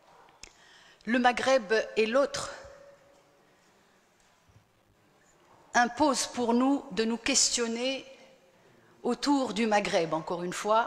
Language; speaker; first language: French; non-native, local second language; Arabic